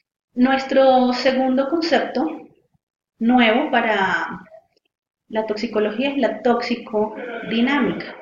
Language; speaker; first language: Spanish; native; Spanish